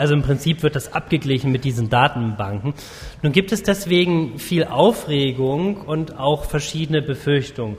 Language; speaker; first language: German; native; German